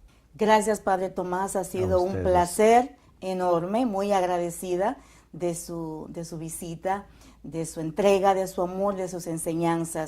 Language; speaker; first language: Spanish; native; Spanish